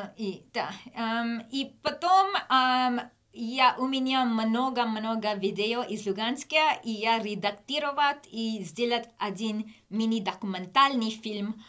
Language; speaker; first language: Russian; non-native, learner; English